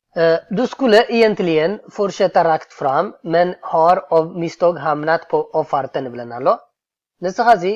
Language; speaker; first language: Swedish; non-native, fluent; Tigrinya